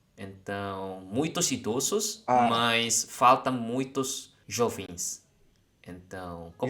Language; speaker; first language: Portuguese; non-native, learner; Indonesian